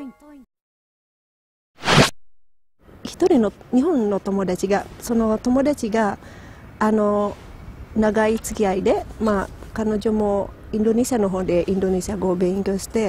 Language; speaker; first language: Japanese; non-native, fluent; Indonesian